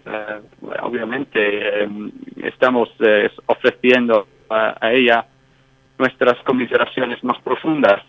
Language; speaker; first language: Spanish; non-native, fluent; English